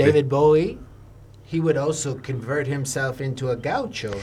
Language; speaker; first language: English; native; English